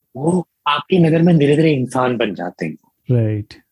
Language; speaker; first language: Hindi; native; Hindi